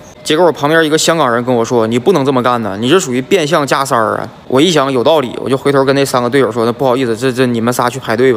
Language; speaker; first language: Chinese; native; Chinese